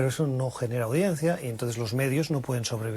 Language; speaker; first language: Spanish; native; Spanish